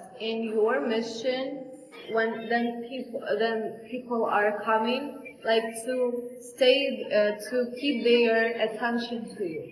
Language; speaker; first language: English; non-native, fluent; Russian